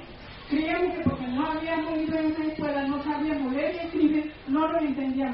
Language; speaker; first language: Spanish; non-native, local second language; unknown